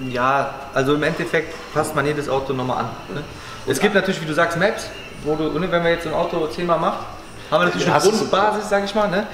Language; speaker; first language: German; native; German